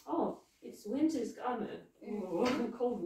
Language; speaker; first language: English; non-native, fluent; Russian